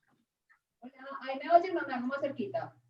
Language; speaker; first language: Spanish; native; Spanish